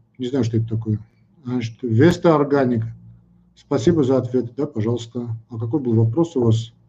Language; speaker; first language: Russian; non-native, local second language; Armenian